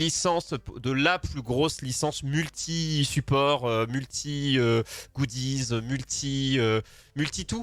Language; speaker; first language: French; native; French